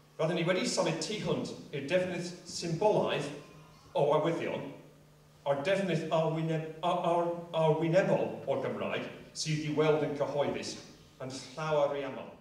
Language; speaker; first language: Welsh; non-native, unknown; English